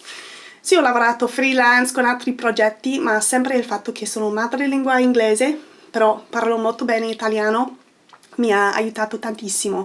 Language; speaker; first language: Italian; non-native, fluent; English